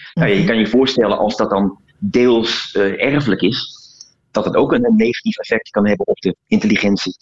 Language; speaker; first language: Dutch; native; Dutch